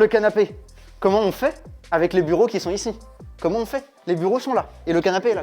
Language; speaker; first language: French; native; French